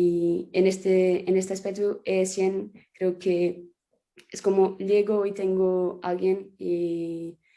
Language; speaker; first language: Spanish; non-native, fluent; Portuguese